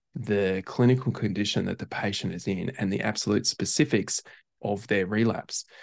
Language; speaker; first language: English; native; English